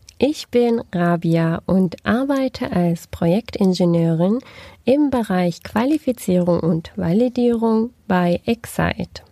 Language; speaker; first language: German; early bilingual, other home language; Turkish